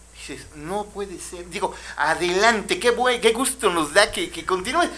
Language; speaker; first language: Spanish; native; Spanish